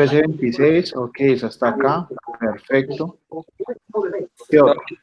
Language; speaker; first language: Spanish; native; Spanish